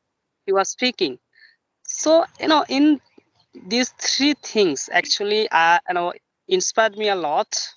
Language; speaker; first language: English; non-native, local second language; Bangla